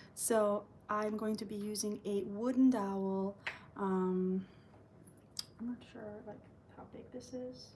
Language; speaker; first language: English; early bilingual, other home language; Albanian